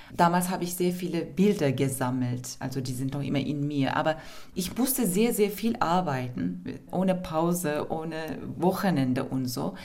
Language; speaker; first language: German; non-native, fluent; Turkish